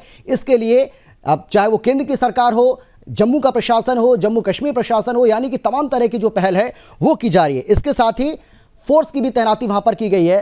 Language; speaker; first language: Hindi; native; Hindi